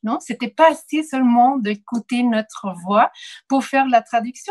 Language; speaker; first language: French; non-native, fluent; Spanish